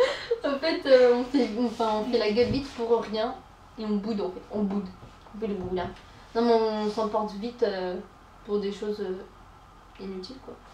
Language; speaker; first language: French; native; French